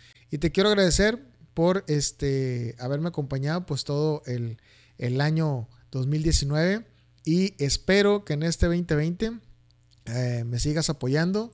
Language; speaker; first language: Spanish; native; Spanish